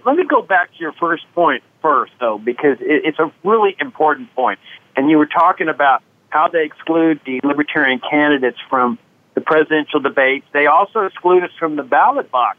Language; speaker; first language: English; native; English